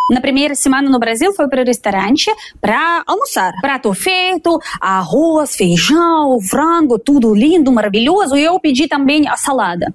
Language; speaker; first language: Portuguese; non-native, fluent; Russian